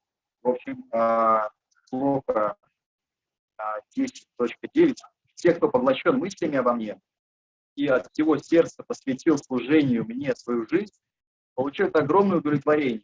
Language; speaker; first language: Russian; native; Russian